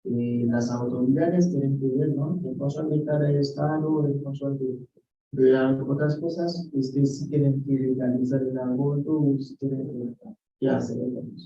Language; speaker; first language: Spanish; non-native, fluent; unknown